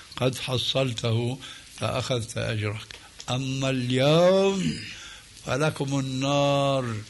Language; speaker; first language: Arabic; native; Arabic